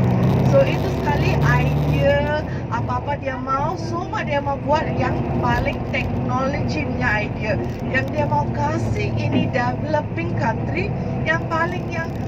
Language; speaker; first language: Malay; non-native, local second language; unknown